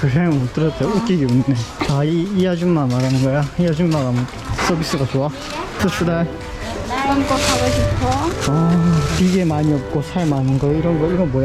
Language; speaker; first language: Korean; native; Korean